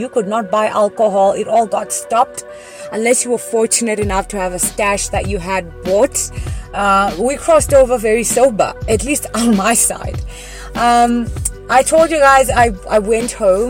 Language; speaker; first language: English; non-native, local second language; Venda